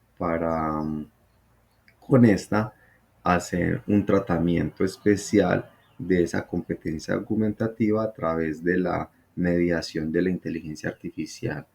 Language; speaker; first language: Spanish; native; Spanish